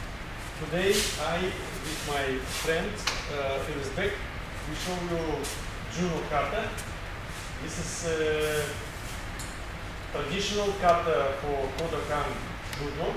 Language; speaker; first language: English; non-native, learner; Russian